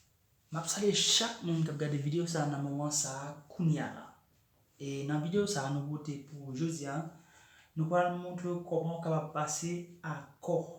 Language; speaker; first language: French; non-native, local second language; Haitian Creole